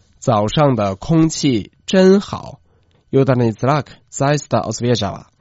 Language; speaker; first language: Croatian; non-native, fluent; Chinese